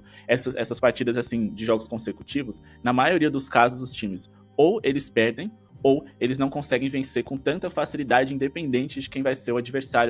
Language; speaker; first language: Portuguese; native; Portuguese